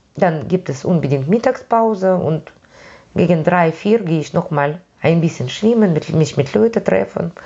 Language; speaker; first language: German; non-native, fluent; Russian